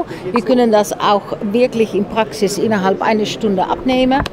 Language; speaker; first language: German; non-native, fluent; Dutch